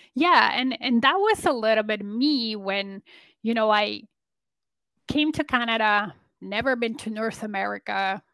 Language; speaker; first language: English; non-native, fluent; Polish